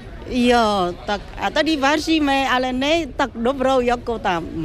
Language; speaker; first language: Czech; non-native, fluent; Vietnamese